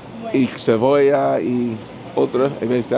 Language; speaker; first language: Spanish; non-native, learner; English